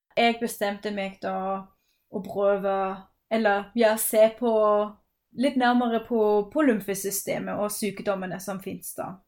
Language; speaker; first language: Norwegian; non-native, fluent; German